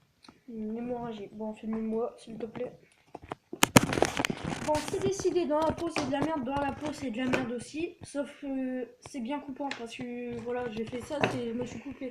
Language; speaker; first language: French; native; French